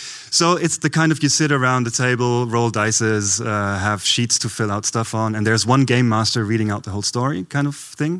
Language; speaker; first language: English; non-native, fluent; German